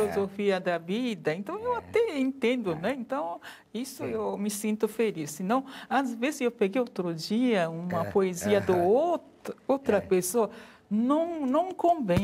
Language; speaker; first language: Portuguese; non-native, learner; Japanese